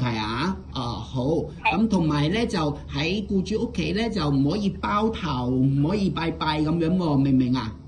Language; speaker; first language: Cantonese; native; Cantonese